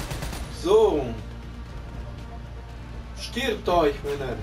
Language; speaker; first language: German; non-native, learner; Romanian